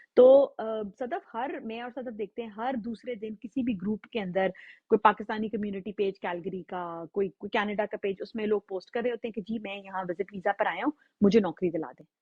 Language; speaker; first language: Urdu; native; Urdu